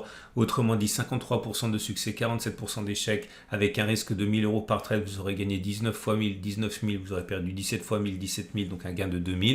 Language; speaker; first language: French; native; French